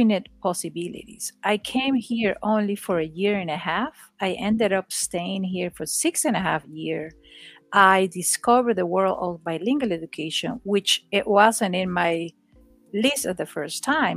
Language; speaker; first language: English; non-native, fluent; Spanish